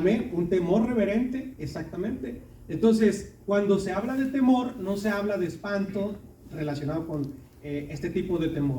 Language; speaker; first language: Spanish; native; Spanish